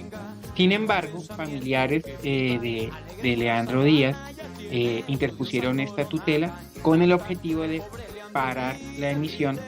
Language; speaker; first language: Spanish; native; Spanish